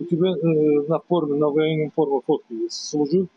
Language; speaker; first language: Russian; non-native, learner; Azerbaijani